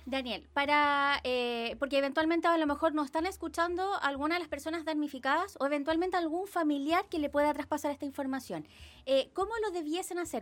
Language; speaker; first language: Spanish; native; Spanish